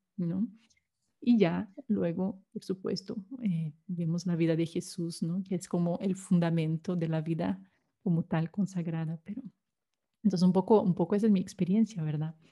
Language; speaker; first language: Spanish; non-native, fluent; Portuguese